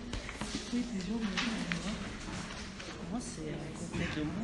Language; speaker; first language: French; non-native, learner; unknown